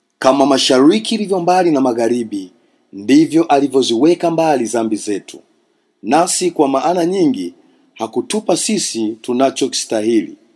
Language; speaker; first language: Swahili; non-native, local second language; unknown